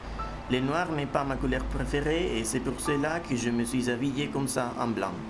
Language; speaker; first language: French; non-native, fluent; Spanish